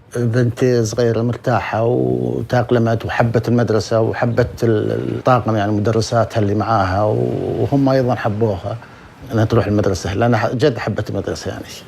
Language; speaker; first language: Arabic; native; Arabic